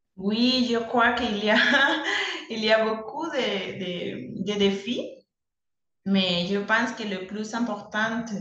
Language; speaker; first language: French; non-native, fluent; Spanish